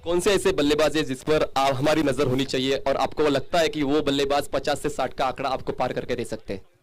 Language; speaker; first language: Hindi; non-native, local second language; Marathi